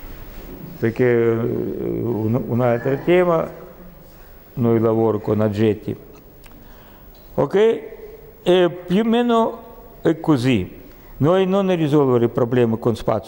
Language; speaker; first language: Italian; non-native, learner; Russian